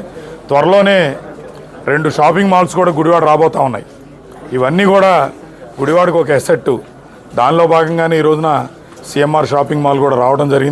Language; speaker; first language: Telugu; native; Telugu